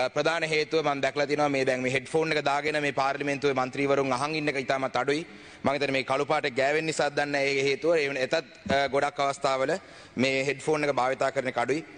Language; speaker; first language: Sinhala; non-native, local second language; Tamil